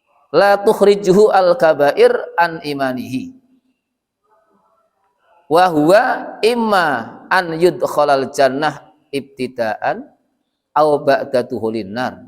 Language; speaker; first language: Arabic; non-native, fluent; Javanese